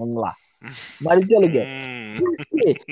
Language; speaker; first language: Portuguese; native; Portuguese